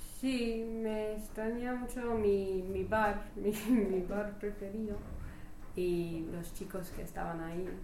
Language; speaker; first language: Spanish; non-native, learner; French